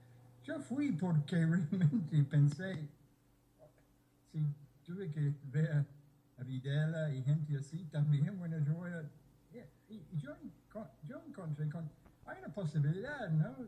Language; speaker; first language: Spanish; non-native, fluent; English